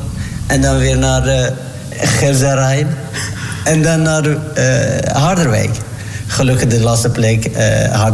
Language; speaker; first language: Dutch; non-native, learner; Turkish